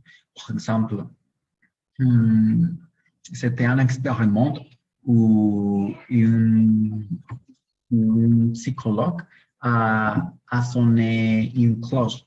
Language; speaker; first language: French; non-native, learner; Spanish